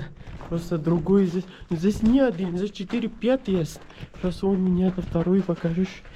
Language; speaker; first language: Russian; non-native, learner; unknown